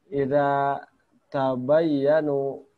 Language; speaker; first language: Arabic; non-native, learner; Indonesian